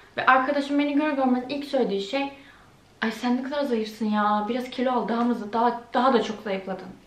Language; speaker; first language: Turkish; early bilingual, heritage; Turkish